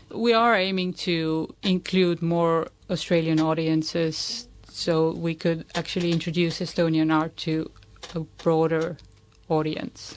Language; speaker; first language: English; non-native, fluent; Estonian